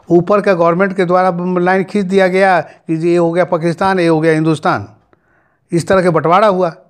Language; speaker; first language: Hindi; native; Hindi